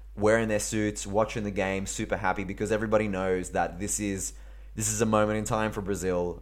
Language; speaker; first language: English; early bilingual, other home language; Greek